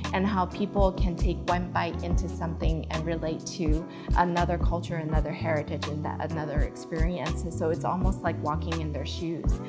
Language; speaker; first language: English; early bilingual, other home language; Chinese